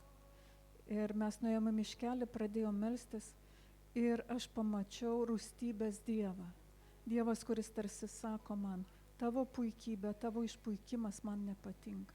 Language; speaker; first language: Lithuanian; native; Lithuanian